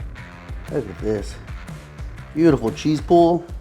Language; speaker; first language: English; native; English